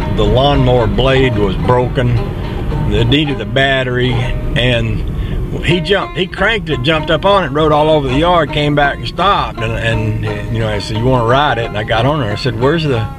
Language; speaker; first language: English; native; English